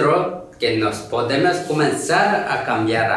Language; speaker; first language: Spanish; non-native, learner; Korean